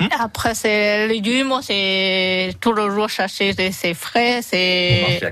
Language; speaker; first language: French; non-native, learner; Chinese